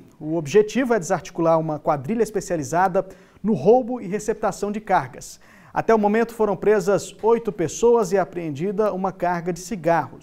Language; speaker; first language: Portuguese; native; Portuguese